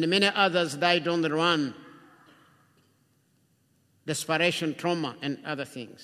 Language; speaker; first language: English; non-native, local second language; Kinyarwanda